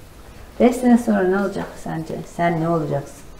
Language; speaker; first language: Turkish; native; Turkish